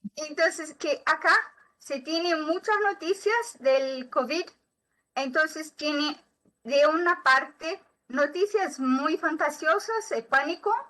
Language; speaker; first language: Spanish; non-native, learner; Portuguese